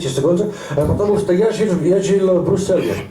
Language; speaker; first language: Russian; non-native, learner; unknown